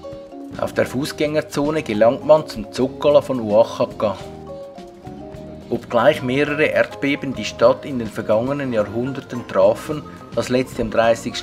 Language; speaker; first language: German; native; German